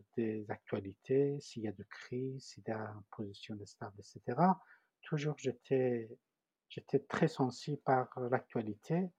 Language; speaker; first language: French; non-native, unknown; Persian